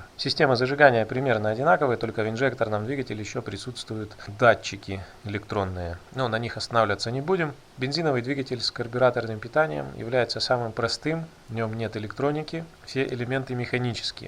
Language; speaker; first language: Russian; native; Russian